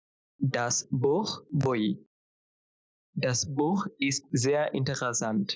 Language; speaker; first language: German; non-native, fluent; Bangla